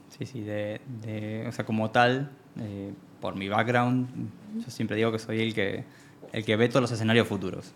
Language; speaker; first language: Spanish; native; Spanish